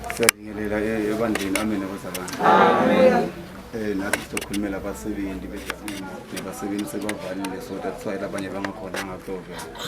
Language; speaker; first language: Zulu; non-native, local second language; Swati